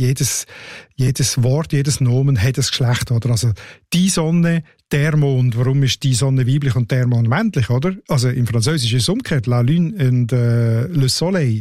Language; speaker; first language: German; native; German